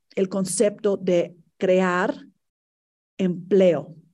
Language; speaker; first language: Spanish; non-native, fluent; English